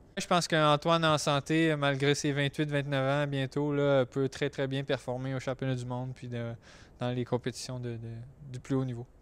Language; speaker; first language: French; native; French